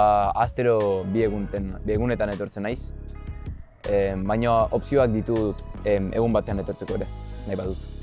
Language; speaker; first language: Basque; non-native, local second language; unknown